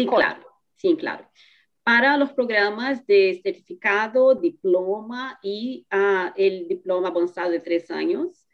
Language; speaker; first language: Spanish; non-native, learner; Portuguese